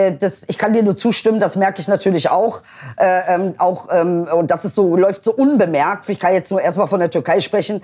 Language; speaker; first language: German; early bilingual, other home language; Turkish